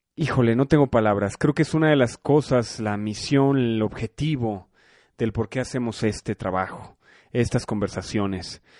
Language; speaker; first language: Spanish; native; Spanish